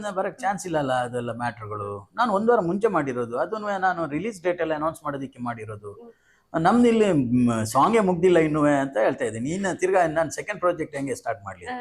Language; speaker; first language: Kannada; non-native, local second language; Tulu